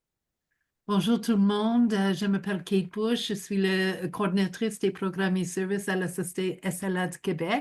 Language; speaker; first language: French; non-native, local second language; English